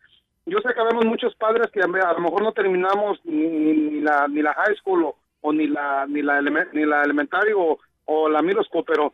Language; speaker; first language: Spanish; native; Spanish